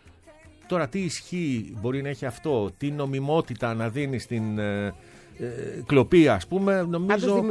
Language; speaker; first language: Greek; native; Greek